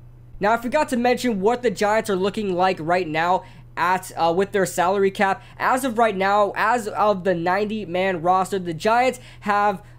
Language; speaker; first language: English; native; English